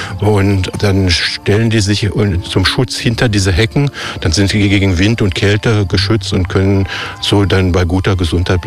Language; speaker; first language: German; native; German